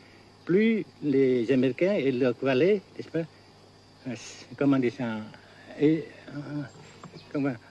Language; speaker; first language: French; non-native, fluent; Vietnamese